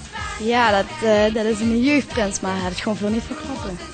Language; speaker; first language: Dutch; native; Dutch